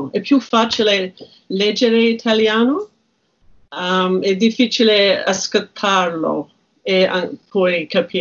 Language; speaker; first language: Italian; non-native, learner; English